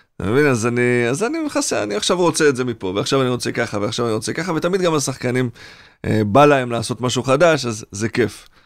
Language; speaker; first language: Hebrew; native; Hebrew